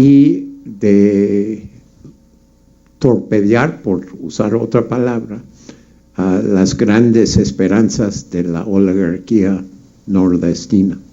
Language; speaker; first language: Spanish; non-native, fluent; English